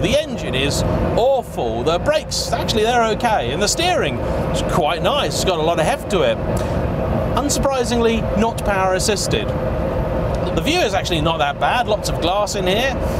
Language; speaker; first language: English; native; English